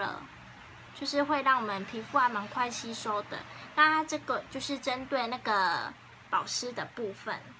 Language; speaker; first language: Chinese; native; Chinese